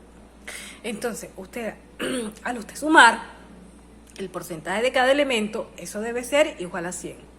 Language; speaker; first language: Spanish; native; Spanish